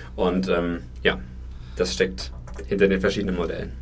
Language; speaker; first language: German; native; German